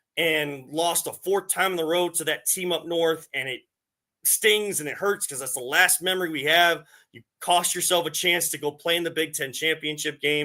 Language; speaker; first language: English; native; English